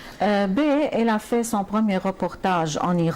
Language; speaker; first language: French; non-native, fluent; Arabic